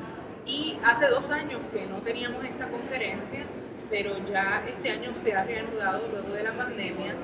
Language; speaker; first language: Spanish; native; Spanish